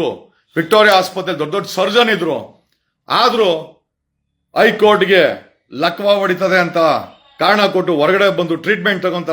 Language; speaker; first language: Kannada; native; Kannada